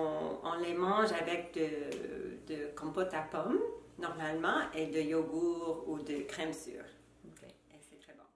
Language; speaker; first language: French; non-native, fluent; English